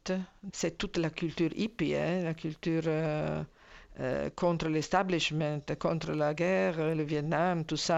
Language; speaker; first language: French; non-native, fluent; Italian